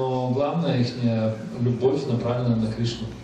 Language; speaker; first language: Russian; native; Russian